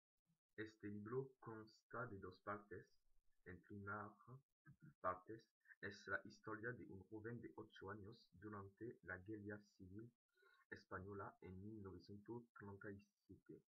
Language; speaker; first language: Spanish; non-native, learner; French